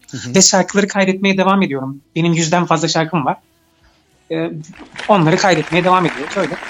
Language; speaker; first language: Turkish; early bilingual, heritage; Turkish